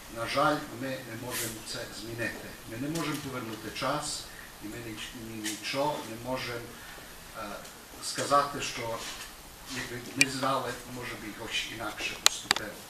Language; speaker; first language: Ukrainian; early bilingual, heritage; Ukrainian